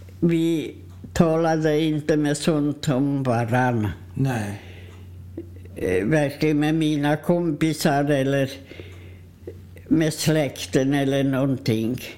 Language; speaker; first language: Swedish; non-native, fluent; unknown